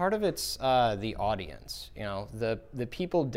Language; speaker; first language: English; native; English